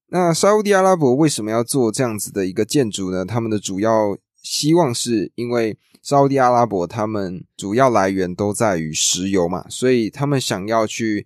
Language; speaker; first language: Chinese; native; Chinese